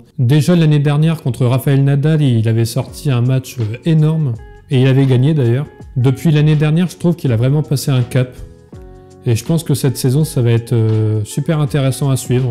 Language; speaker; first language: French; native; French